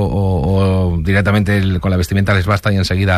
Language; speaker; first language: Spanish; native; Spanish